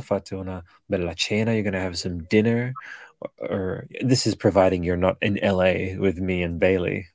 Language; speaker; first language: English; early bilingual, other home language; Italian